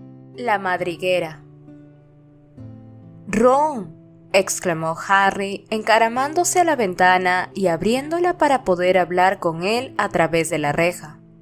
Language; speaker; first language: Spanish; native; Spanish